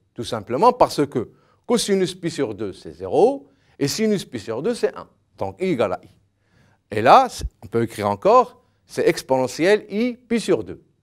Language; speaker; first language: French; non-native, local second language; Arabic